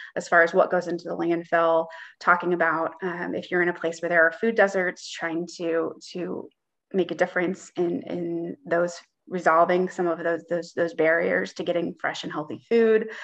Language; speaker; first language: English; native; English